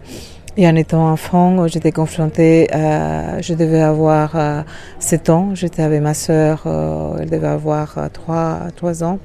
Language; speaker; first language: French; non-native, fluent; Spanish